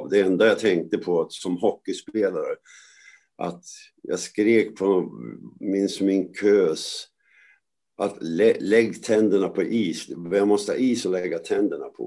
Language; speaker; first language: Swedish; native; Swedish